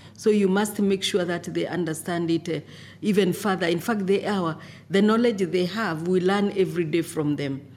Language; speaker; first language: English; non-native, local second language; Masai